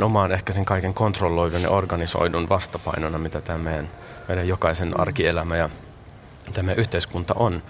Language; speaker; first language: Finnish; native; Finnish